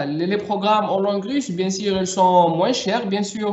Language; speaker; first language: French; non-native, local second language; Arabic